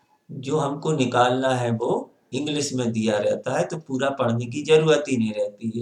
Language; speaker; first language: Hindi; native; Hindi